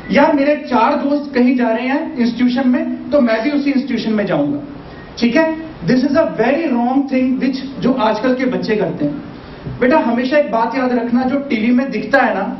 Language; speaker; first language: Hindi; non-native, local second language; Punjabi